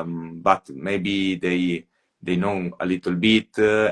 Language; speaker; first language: English; non-native, fluent; Italian